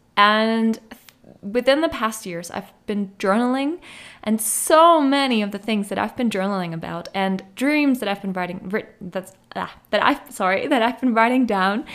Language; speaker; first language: English; non-native, fluent; German